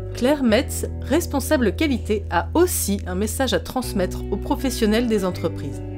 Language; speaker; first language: French; native; French